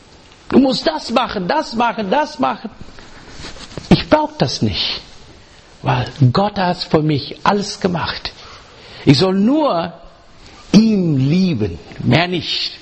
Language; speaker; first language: German; non-native, learner; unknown